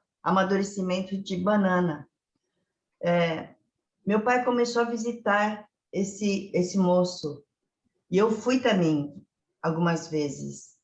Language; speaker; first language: Portuguese; early bilingual, other home language; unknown